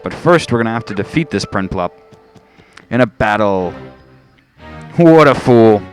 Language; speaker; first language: English; native; English